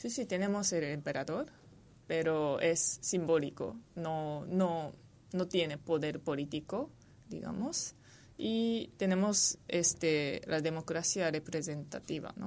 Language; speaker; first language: Spanish; non-native, fluent; Japanese